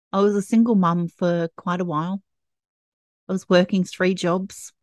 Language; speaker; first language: English; native; English